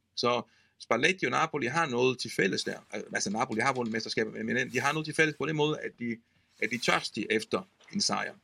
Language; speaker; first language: Danish; non-native, fluent; Italian